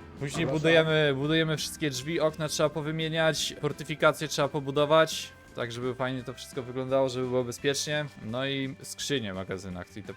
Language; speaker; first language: Polish; native; Polish